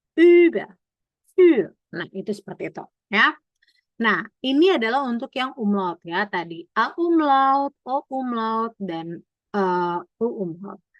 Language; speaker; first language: Indonesian; native; Indonesian